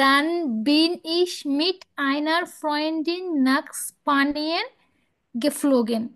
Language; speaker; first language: German; non-native, learner; Bangla